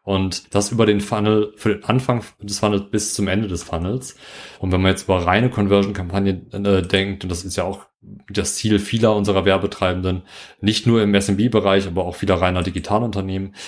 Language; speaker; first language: German; native; German